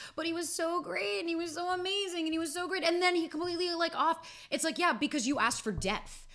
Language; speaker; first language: English; native; English